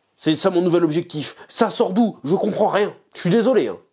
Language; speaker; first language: French; native; French